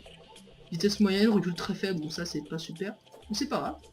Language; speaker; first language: French; native; French